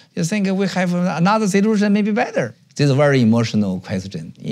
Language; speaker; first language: English; non-native, learner; Chinese